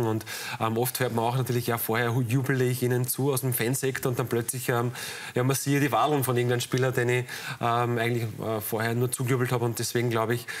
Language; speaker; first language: German; native; German